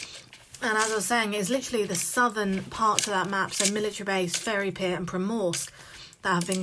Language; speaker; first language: English; native; English